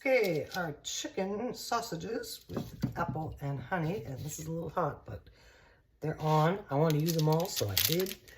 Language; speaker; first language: English; native; English